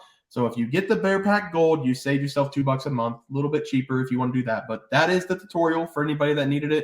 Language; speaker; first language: English; native; English